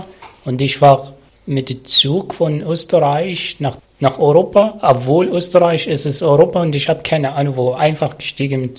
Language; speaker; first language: German; non-native, learner; Arabic